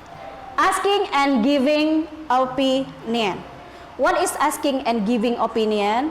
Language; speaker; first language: English; non-native, learner; Indonesian